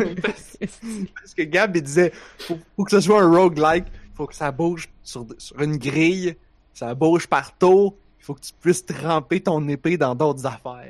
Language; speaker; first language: French; native; French